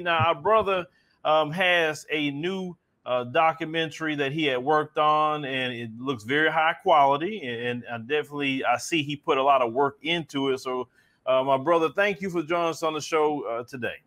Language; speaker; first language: English; native; English